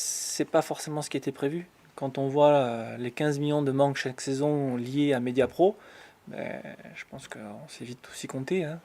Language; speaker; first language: French; native; French